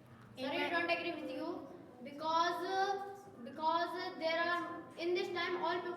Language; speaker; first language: English; non-native, learner; Hindi